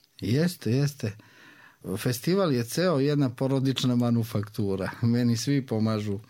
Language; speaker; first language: Serbian; native; Serbian